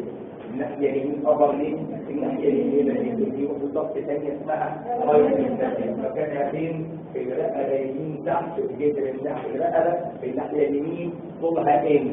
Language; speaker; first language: Arabic; native; Arabic